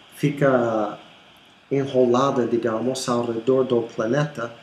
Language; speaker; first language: Portuguese; non-native, fluent; English